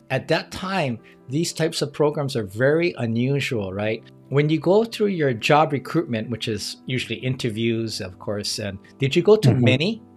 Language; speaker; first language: English; native; English